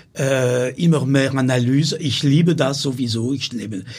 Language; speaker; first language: German; non-native, learner; French